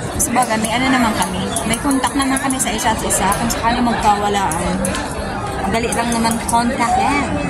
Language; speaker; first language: Filipino; native; Filipino